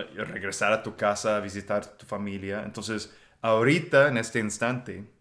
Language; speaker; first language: Spanish; non-native, fluent; English